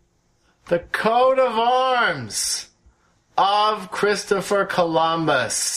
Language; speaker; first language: English; native; English